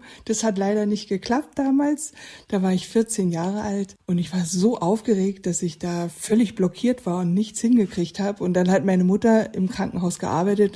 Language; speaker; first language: German; native; German